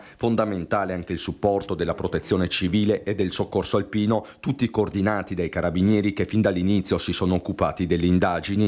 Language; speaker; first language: Italian; native; Italian